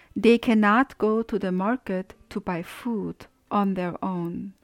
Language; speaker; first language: English; non-native, fluent; German